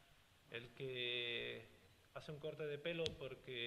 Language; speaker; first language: Spanish; native; Spanish